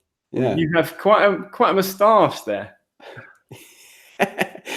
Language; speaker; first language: English; native; English